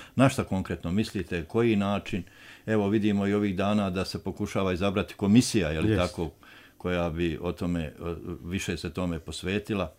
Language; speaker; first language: Serbian; native; Serbian